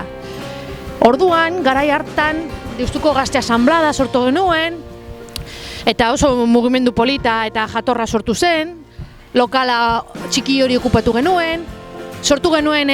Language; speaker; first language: Basque; non-native, local second language; Spanish